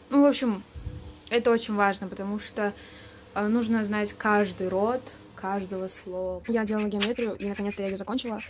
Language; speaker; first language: Russian; non-native, local second language; Uzbek